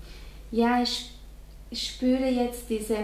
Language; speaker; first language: German; non-native, fluent; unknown